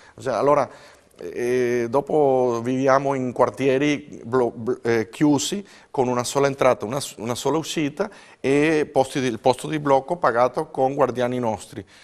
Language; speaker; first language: Italian; early bilingual, heritage; Spanish